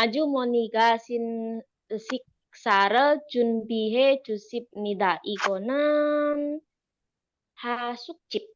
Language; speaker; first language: Korean; non-native, learner; Indonesian